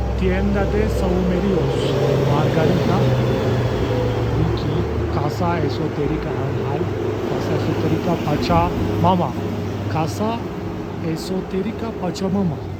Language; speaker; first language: Spanish; non-native, learner; Turkish